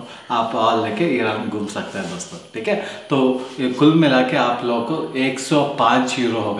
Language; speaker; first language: Hindi; non-native, local second language; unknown